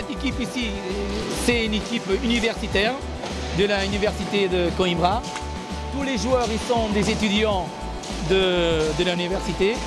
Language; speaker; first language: French; non-native, learner; Portuguese